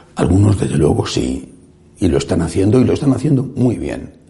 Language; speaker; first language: Spanish; native; Spanish